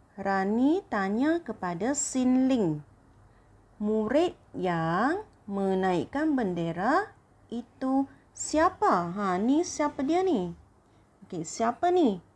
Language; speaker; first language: Malay; non-native, local second language; Chinese